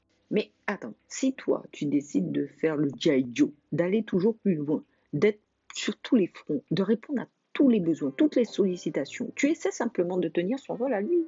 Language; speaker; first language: French; native; French